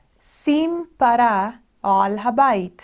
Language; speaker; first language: Hebrew; non-native, fluent; English